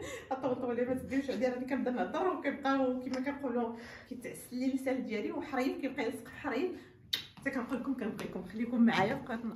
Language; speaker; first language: Arabic; native; Arabic